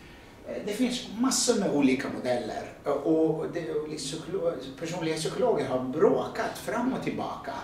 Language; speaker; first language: Swedish; non-native, fluent; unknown